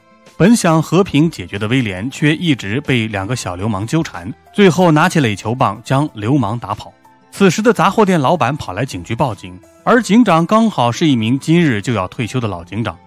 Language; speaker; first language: Chinese; native; Chinese